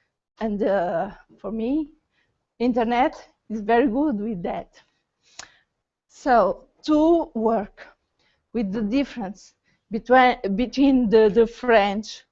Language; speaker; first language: English; non-native, learner; Portuguese